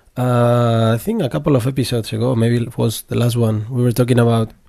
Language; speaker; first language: English; non-native, fluent; Spanish